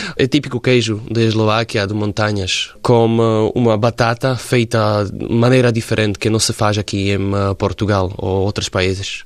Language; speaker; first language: Portuguese; non-native, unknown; Slovak